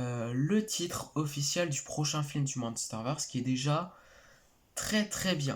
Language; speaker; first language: French; native; French